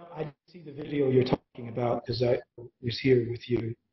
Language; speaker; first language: English; native; English